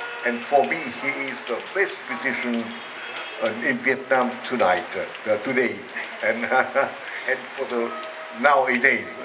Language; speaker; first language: English; non-native, fluent; Vietnamese